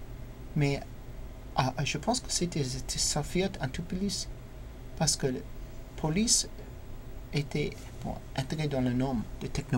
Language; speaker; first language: French; non-native, learner; English